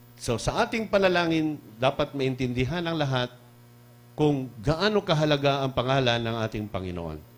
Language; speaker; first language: Filipino; non-native, local second language; Cebuano